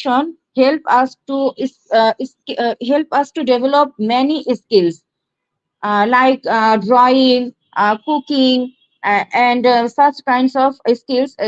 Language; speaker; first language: English; non-native, learner; Bangla